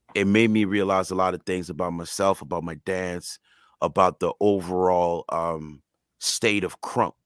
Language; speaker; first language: English; non-native, fluent; French